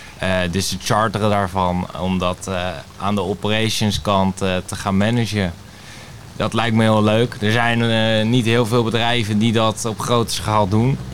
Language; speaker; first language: Dutch; native; Dutch